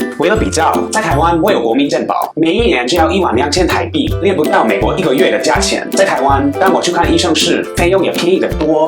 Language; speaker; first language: Chinese; non-native, fluent; English